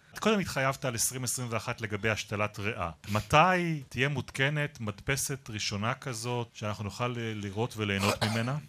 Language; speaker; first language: Hebrew; native; Hebrew